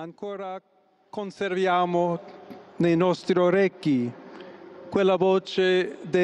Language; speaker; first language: Italian; non-native, fluent; English